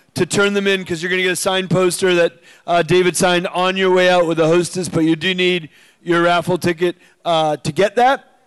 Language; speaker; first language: English; native; English